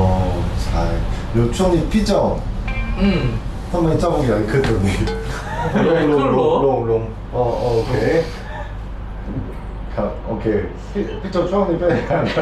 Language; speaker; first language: Thai; non-native, learner; Korean